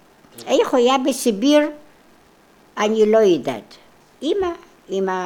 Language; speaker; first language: Hebrew; non-native, local second language; Polish